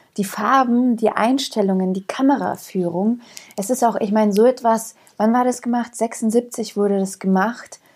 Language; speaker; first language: German; early bilingual, other home language; Croatian